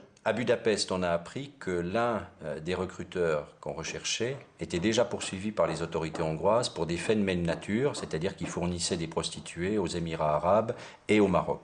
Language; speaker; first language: French; native; French